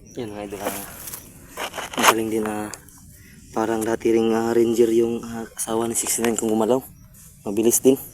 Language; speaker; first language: Filipino; non-native, local second language; Cebuano